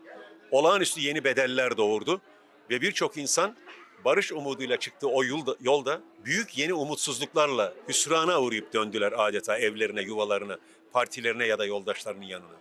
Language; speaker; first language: Turkish; native; Turkish